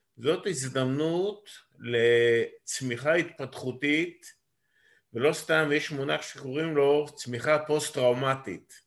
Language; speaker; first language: Hebrew; native; Hebrew